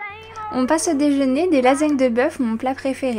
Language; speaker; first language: French; native; French